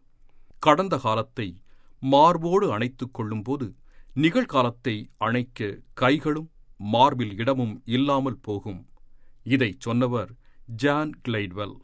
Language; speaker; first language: Tamil; native; Tamil